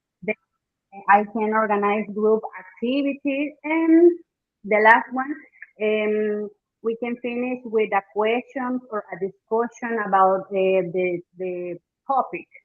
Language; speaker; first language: English; non-native, fluent; Spanish